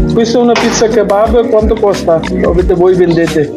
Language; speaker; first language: Italian; non-native, learner; Bangla